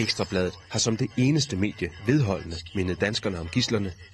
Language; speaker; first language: Danish; native; Danish